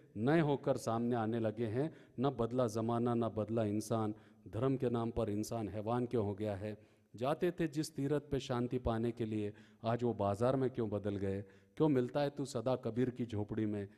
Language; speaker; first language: Hindi; non-native, local second language; Marathi